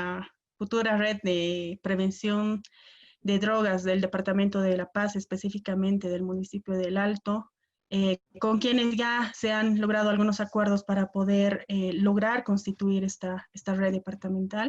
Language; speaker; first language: Spanish; native; Spanish